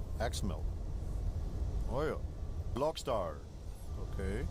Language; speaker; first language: German; native; German